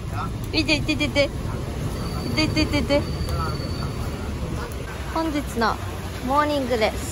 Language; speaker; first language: Japanese; native; Japanese